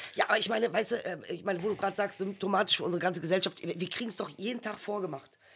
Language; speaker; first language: German; early bilingual, other home language; Turkish